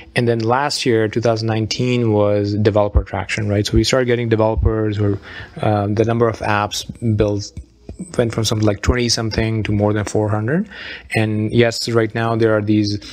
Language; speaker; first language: English; non-native, local second language; Urdu